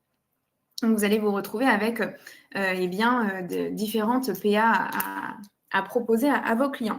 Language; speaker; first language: French; native; French